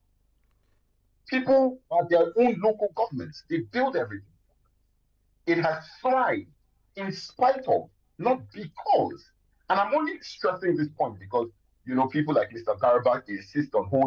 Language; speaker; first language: English; non-native, local second language; Yoruba